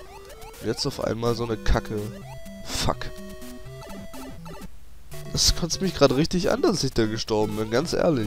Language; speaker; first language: German; native; German